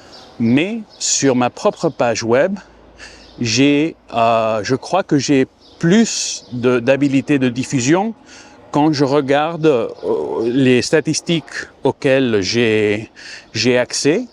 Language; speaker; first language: French; non-native, fluent; Spanish